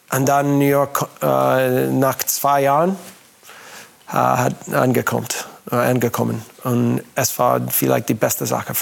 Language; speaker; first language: German; non-native, learner; English